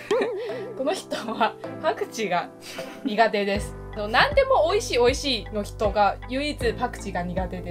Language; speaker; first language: Japanese; non-native, learner; Chinese